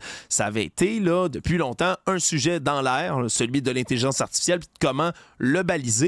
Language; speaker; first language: French; native; French